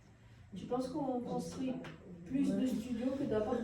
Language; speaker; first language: French; native; French